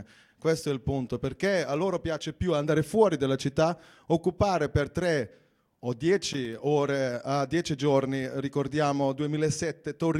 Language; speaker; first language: Italian; non-native, fluent; German